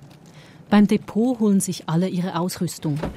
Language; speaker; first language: German; native; German